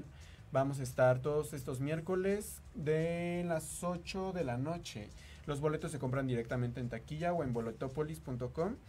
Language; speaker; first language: Spanish; native; Spanish